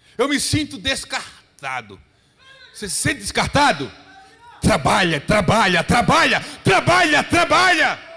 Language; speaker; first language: Portuguese; native; Portuguese